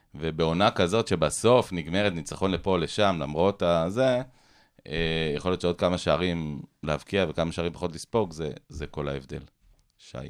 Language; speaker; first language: Hebrew; native; Hebrew